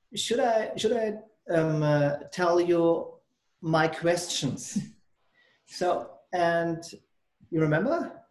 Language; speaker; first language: English; non-native, learner; German